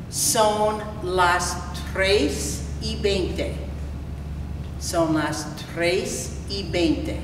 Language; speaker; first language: Spanish; non-native, fluent; English